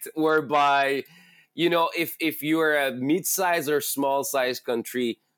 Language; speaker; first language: English; non-native, local second language; Filipino